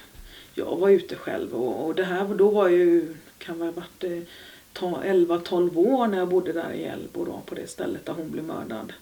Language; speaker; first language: Swedish; native; Swedish